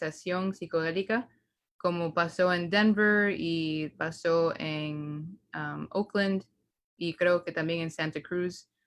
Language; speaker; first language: Spanish; early bilingual, heritage; Spanish